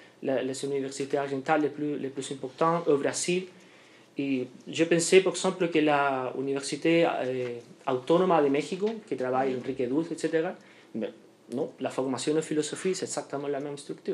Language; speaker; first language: French; non-native, fluent; Spanish